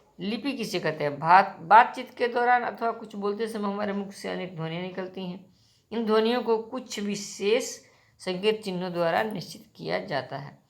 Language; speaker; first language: Hindi; native; Hindi